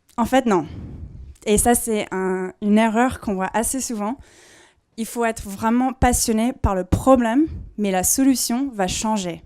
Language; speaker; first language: French; non-native, fluent; English